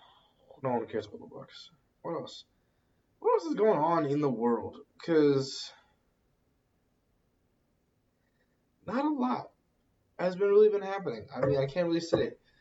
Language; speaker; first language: English; native; English